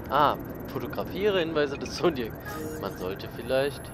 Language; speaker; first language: German; native; German